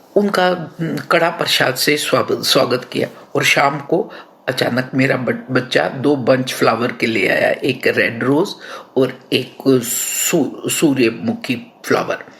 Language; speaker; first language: Hindi; non-native, local second language; Punjabi